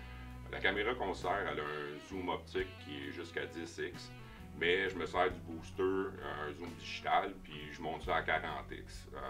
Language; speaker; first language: French; native; French